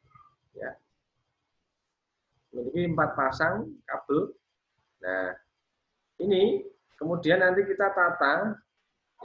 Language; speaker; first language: Indonesian; native; Indonesian